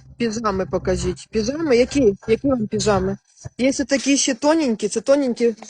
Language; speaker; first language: Ukrainian; native; Ukrainian